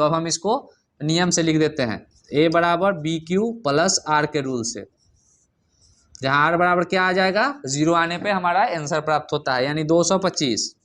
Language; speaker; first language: Hindi; native; Hindi